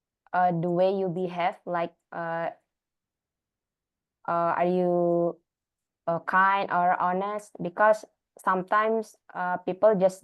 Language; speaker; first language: English; non-native, learner; Indonesian